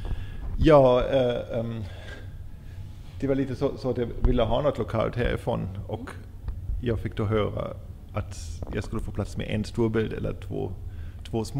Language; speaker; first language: Swedish; native; Swedish